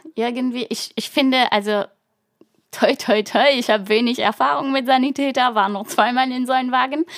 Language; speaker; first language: German; non-native, fluent; French